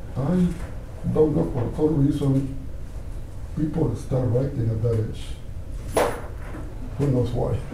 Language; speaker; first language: English; non-native, fluent; Spanish